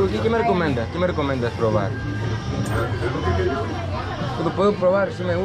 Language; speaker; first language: Spanish; non-native, learner; Greek